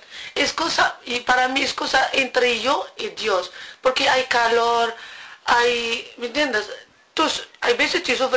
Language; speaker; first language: Spanish; non-native, learner; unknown